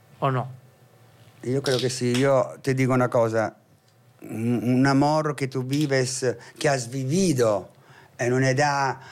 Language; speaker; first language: Spanish; non-native, fluent; Italian